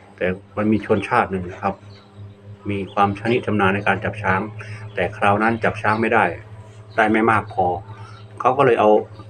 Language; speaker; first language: Thai; non-native, local second language; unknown